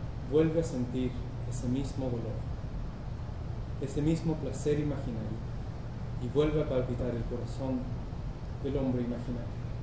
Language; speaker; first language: Spanish; early bilingual, heritage; Spanish